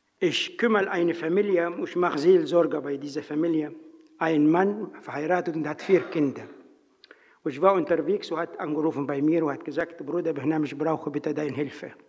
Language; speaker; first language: German; non-native, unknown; Arabic